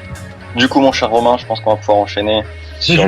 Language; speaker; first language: French; native; French